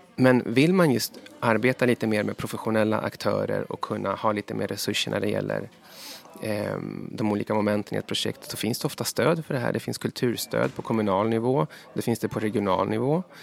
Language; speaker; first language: Swedish; early bilingual, other home language; Spanish